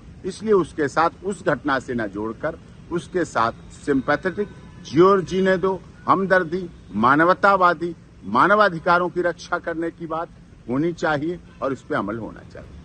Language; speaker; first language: Hindi; native; Hindi